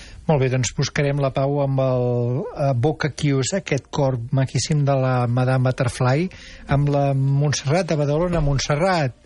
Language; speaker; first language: Catalan; native; Catalan